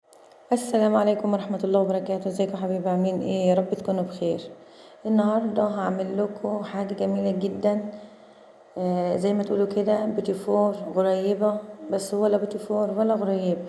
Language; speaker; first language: Arabic; native; Arabic